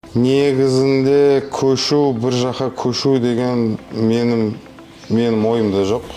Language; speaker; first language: Kazakh; non-native, local second language; Russian